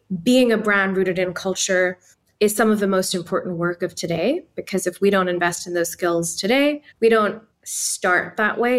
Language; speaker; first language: English; non-native, local second language; Urdu